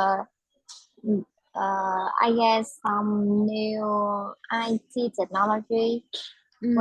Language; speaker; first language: English; non-native, learner; Vietnamese